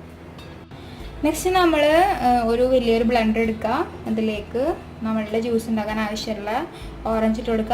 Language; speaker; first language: Malayalam; native; Malayalam